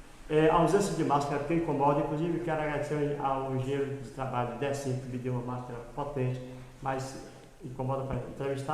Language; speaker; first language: Portuguese; native; Portuguese